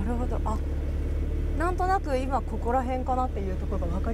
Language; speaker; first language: Japanese; native; Japanese